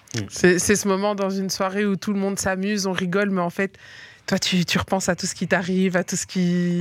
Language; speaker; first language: French; native; French